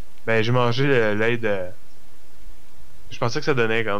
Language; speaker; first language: French; native; French